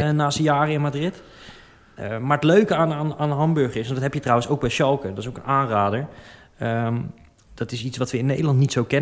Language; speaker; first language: Dutch; native; Dutch